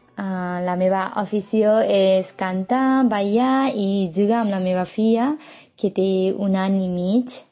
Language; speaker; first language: Catalan; non-native, fluent; Nepali